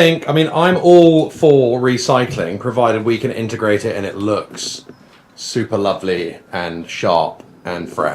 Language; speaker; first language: English; native; English